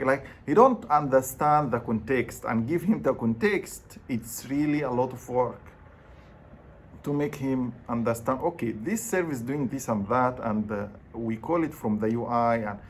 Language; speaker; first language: English; non-native, fluent; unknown